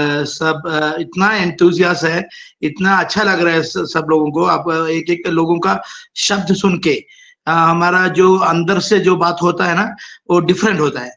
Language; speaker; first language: Hindi; non-native, local second language; Malayalam